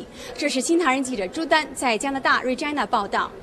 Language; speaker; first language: Chinese; native; Chinese